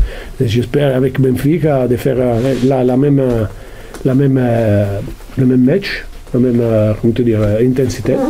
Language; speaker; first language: French; non-native, learner; Italian